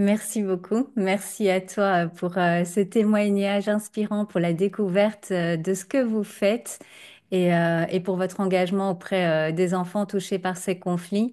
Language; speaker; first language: French; native; French